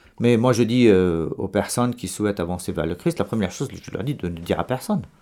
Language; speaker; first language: French; non-native, local second language; Arabic